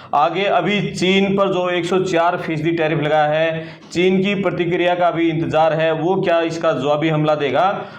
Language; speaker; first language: Hindi; native; Hindi